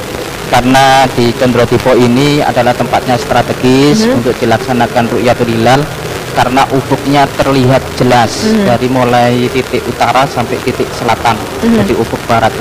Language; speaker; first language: Indonesian; native; Indonesian